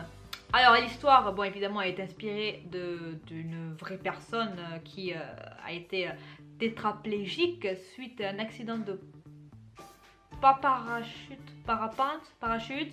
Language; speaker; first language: French; native; French